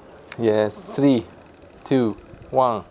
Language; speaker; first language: English; non-native, learner; Japanese